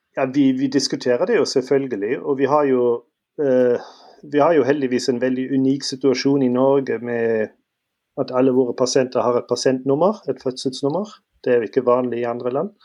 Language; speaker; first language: Norwegian; non-native, fluent; German